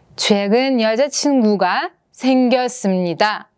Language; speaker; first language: Korean; non-native, fluent; Russian